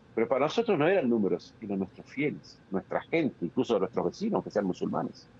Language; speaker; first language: Spanish; native; Spanish